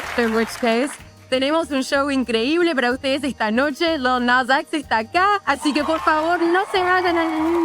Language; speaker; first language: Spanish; early bilingual, heritage; Spanish